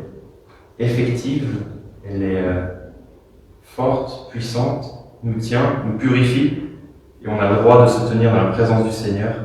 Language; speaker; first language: French; native; French